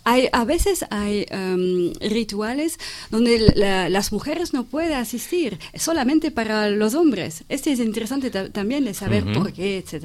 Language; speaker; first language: Spanish; non-native, fluent; French